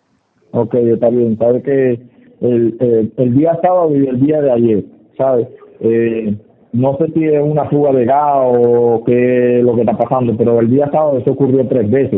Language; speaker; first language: Spanish; native; Spanish